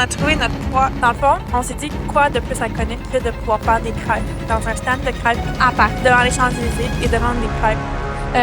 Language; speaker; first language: French; native; French